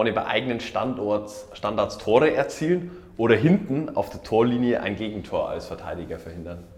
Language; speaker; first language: German; native; German